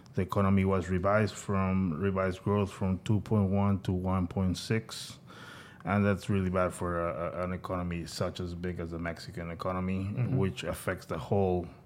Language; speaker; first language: English; non-native, fluent; Spanish